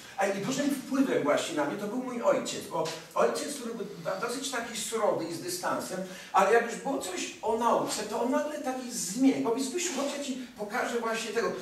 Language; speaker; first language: Polish; early bilingual, heritage; Polish